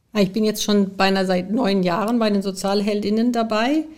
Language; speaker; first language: German; early bilingual, heritage; German